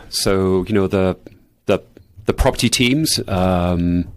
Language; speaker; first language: English; native; English